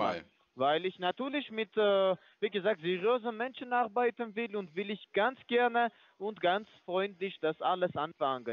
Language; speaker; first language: German; non-native, fluent; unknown